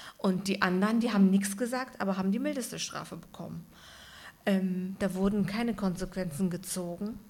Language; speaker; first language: German; early bilingual, other home language; Turkish